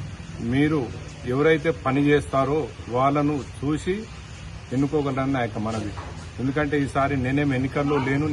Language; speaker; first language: Telugu; native; Telugu